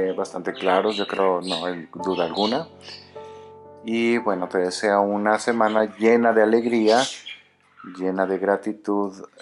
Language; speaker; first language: Spanish; native; Spanish